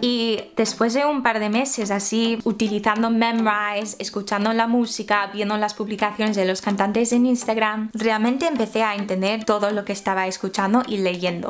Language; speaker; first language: Spanish; non-native, fluent; English